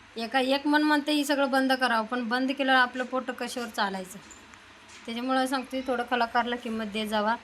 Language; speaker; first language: Marathi; native; Marathi